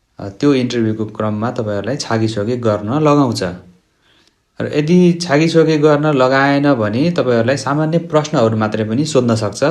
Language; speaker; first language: Nepali; native; Nepali